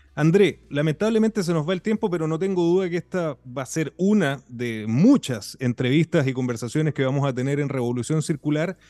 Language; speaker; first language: Spanish; native; Spanish